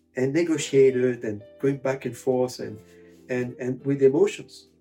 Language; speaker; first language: English; non-native, fluent; French